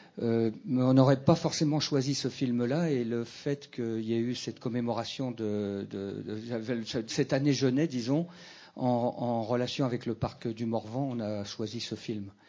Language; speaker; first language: French; native; French